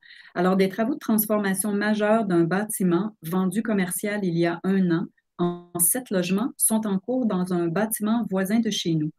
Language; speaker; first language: French; native; French